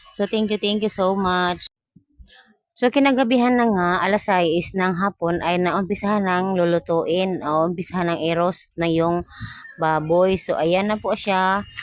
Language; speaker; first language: Filipino; non-native, local second language; Cebuano